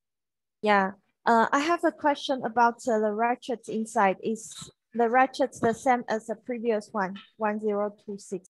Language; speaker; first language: English; non-native, fluent; French